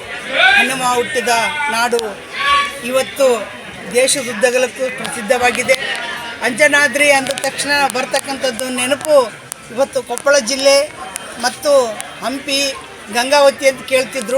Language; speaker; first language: Kannada; native; Kannada